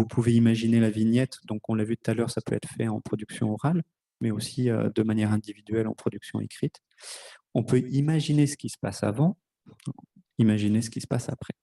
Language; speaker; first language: French; native; French